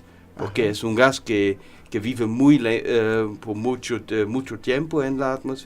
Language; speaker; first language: Spanish; non-native, learner; German